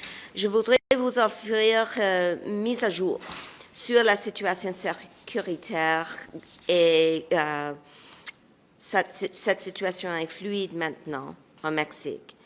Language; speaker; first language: French; non-native, local second language; English